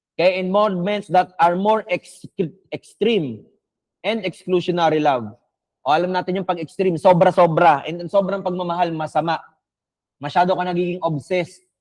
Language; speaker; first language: Filipino; non-native, local second language; Bikol